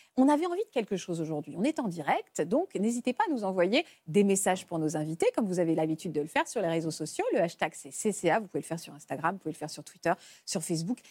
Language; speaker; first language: French; native; French